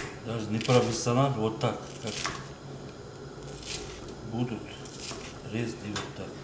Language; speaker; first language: Russian; non-native, local second language; Uzbek